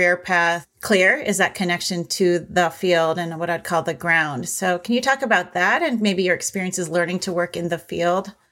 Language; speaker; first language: English; early bilingual, other home language; Hindi